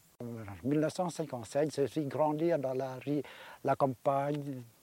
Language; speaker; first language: French; non-native, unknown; Khmer